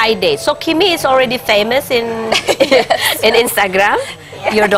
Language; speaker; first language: English; non-native, learner; Indonesian